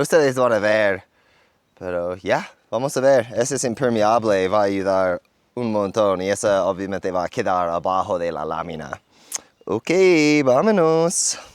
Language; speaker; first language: Spanish; non-native, fluent; English